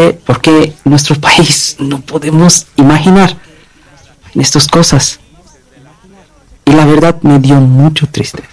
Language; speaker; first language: Spanish; non-native, learner; Bangla